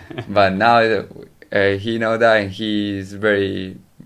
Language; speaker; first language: English; non-native, learner; Spanish